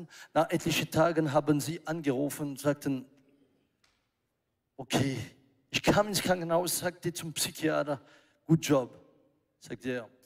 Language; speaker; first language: German; non-native, fluent; French